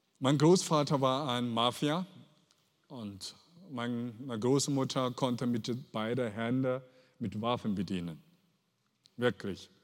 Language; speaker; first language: German; non-native, fluent; Chinese